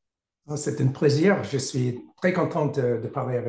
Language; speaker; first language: French; non-native, learner; English